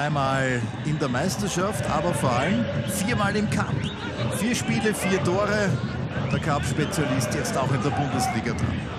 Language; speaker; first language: German; native; German